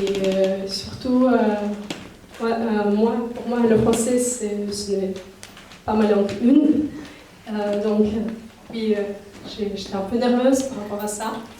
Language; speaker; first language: French; non-native, fluent; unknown